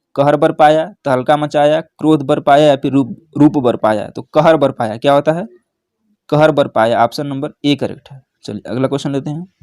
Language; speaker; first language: Hindi; native; Hindi